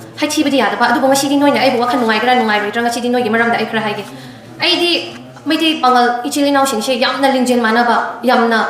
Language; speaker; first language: Manipuri; non-native, local second language; Tangkhul Naga (India)